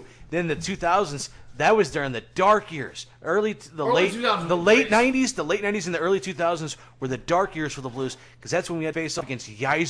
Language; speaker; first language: English; native; English